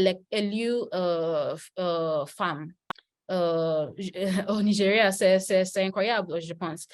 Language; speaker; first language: French; non-native, learner; Yoruba